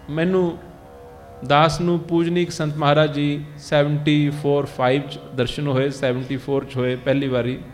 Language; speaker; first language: Punjabi; early bilingual, heritage; Punjabi